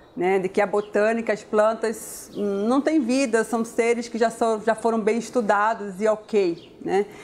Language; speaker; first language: Portuguese; native; Portuguese